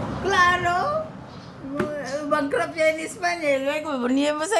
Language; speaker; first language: Spanish; non-native, learner; Filipino